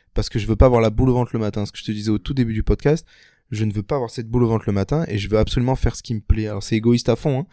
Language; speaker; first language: French; native; French